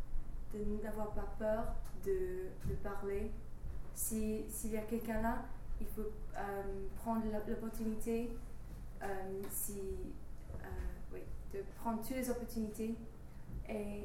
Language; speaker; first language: French; non-native, fluent; English